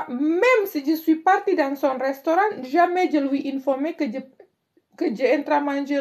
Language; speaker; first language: French; non-native, learner; Indonesian